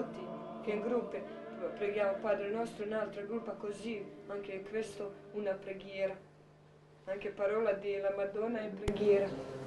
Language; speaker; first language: Italian; non-native, learner; Croatian